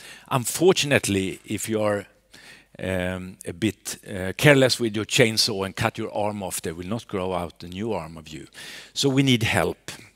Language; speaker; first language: English; non-native, fluent; Swedish